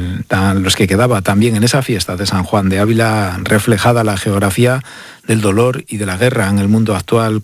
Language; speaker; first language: Spanish; native; Spanish